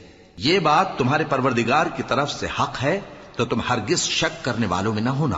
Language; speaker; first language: Urdu; native; Urdu